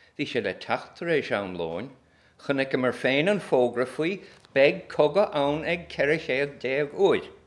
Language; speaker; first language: Irish; native; Irish